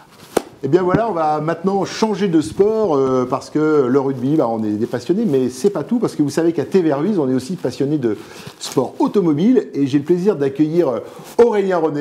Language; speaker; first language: French; native; French